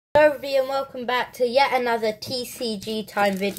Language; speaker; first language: English; native; English